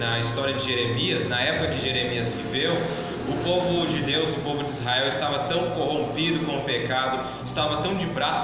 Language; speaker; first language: Portuguese; native; Portuguese